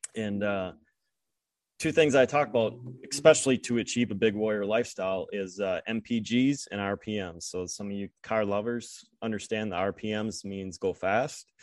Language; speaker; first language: English; native; English